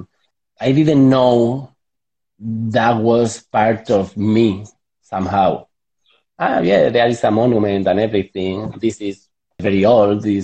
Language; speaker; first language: English; non-native, fluent; Spanish